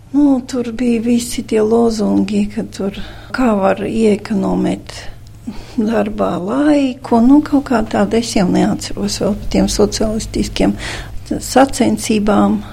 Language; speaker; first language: Latvian; non-native, local second language; Russian